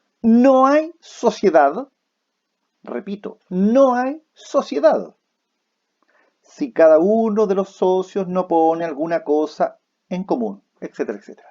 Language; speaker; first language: Spanish; native; Spanish